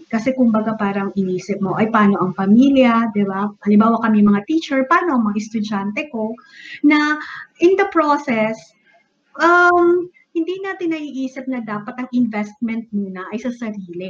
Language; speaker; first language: English; non-native, local second language; Bikol